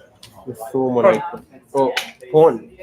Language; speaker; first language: Japanese; non-native, fluent; English